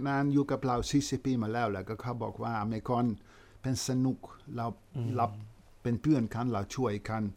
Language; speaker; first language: Thai; non-native, fluent; Dutch